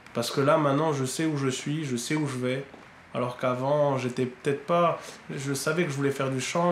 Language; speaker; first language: French; native; French